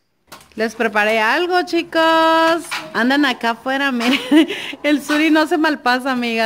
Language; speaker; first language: Spanish; native; Spanish